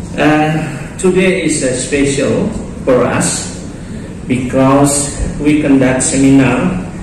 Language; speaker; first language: English; non-native, learner; Indonesian